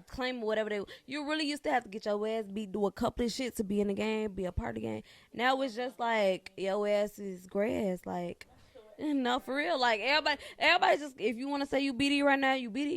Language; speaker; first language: English; native; English